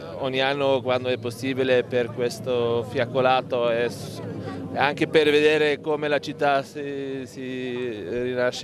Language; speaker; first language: Italian; non-native, learner; German